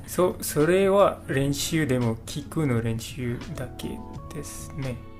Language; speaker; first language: Japanese; non-native, learner; English